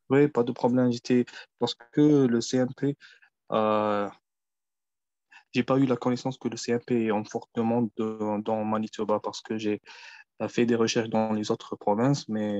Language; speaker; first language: French; non-native, fluent; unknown